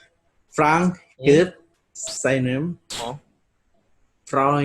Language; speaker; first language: German; non-native, learner; Indonesian